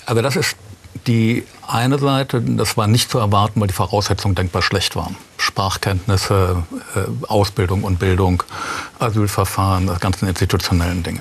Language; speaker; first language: German; native; German